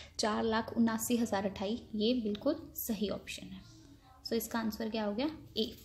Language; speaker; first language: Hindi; non-native, local second language; Punjabi